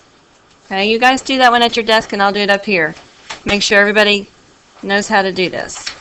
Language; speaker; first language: English; native; English